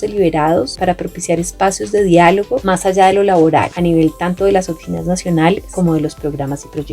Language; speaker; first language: Spanish; native; Spanish